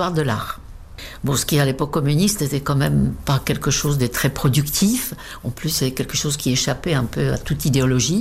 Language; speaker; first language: French; non-native, fluent; Czech